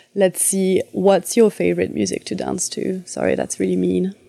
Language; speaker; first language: English; non-native, fluent; French